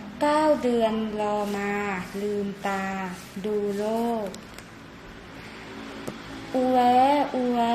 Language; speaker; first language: Thai; native; Thai